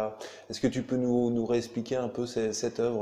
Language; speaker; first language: French; native; French